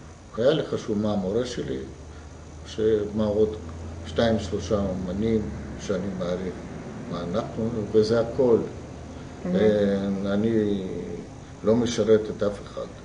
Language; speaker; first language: Hebrew; non-native, fluent; Russian